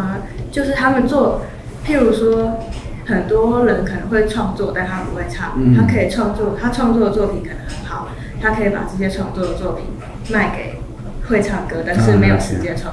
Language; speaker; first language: Chinese; native; Chinese